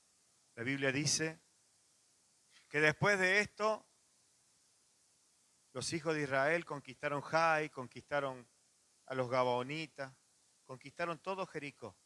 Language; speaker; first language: Spanish; native; Spanish